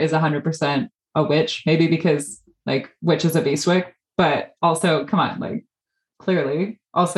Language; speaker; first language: English; native; English